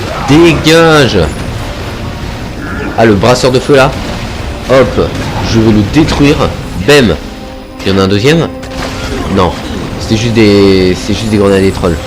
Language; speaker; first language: French; native; French